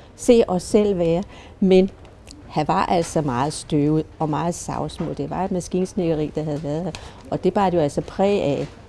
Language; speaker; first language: Danish; native; Danish